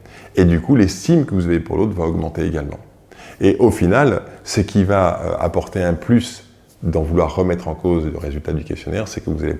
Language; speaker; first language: French; native; French